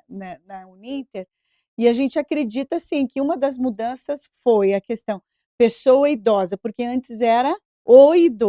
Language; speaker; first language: Portuguese; native; Portuguese